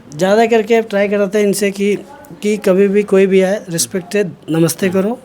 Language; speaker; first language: Hindi; native; Hindi